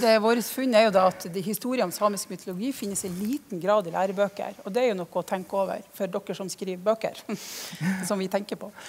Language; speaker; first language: Norwegian; native; Norwegian